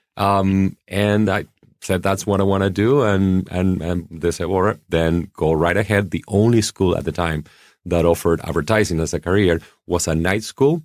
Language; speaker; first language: English; non-native, fluent; Spanish